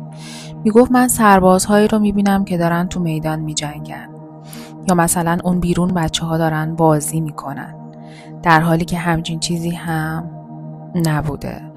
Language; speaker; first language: Persian; native; Persian